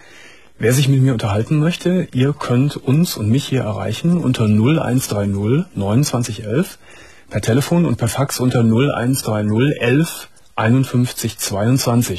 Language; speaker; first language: German; native; German